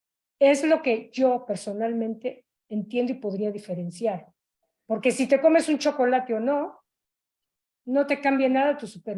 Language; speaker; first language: Spanish; native; Spanish